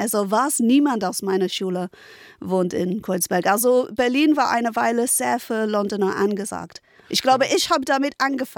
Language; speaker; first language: German; non-native, fluent; English